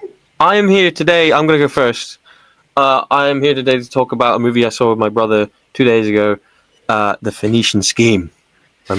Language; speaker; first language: English; native; English